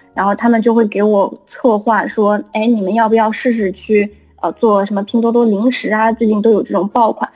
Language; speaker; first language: Chinese; native; Chinese